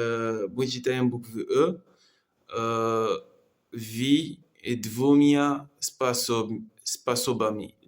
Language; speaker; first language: Russian; non-native, learner; Comorian